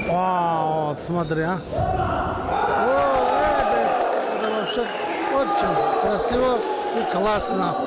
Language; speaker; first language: Russian; non-native, local second language; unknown